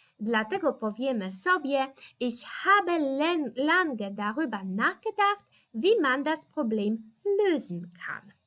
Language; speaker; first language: German; non-native, fluent; Polish